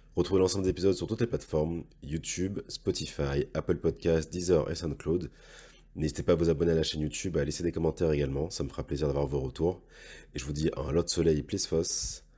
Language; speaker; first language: French; native; French